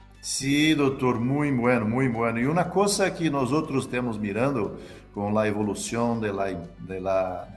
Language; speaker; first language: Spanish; non-native, learner; Portuguese